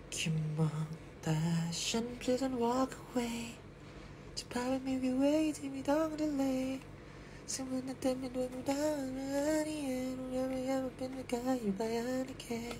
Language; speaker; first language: Thai; native; Thai